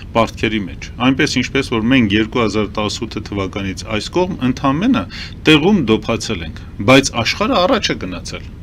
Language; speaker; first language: Armenian; early bilingual, heritage; Armenian